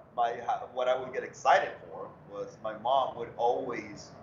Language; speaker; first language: English; early bilingual, other home language; Spanish